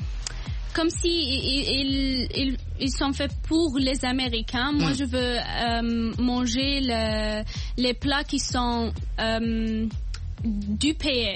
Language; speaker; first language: French; non-native, local second language; Arabic